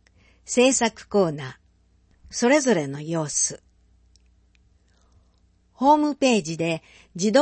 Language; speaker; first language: Japanese; native; Japanese